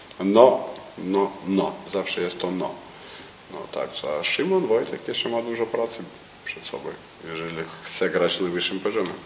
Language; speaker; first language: Polish; non-native, learner; Lithuanian